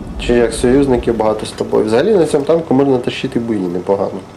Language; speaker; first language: Ukrainian; native; Ukrainian